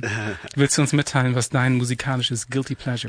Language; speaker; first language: German; native; German